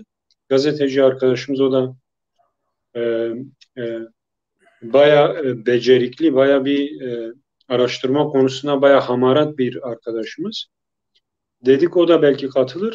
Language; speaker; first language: Turkish; non-native, local second language; Kurdish